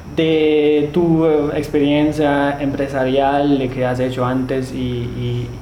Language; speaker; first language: Spanish; non-native, fluent; German